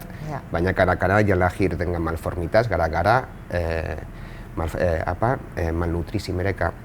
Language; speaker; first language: Indonesian; non-native, fluent; Spanish